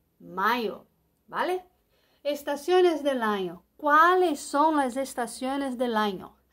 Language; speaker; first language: Spanish; non-native, fluent; Portuguese